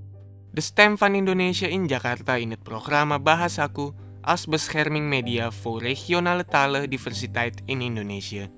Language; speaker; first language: Dutch; non-native, learner; Indonesian